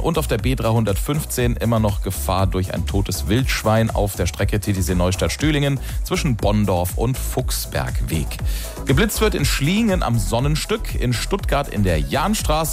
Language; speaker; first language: German; native; German